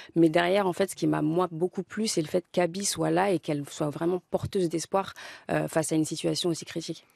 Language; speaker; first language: French; native; French